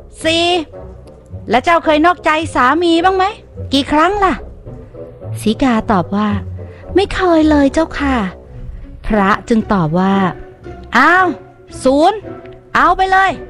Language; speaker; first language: Thai; native; Thai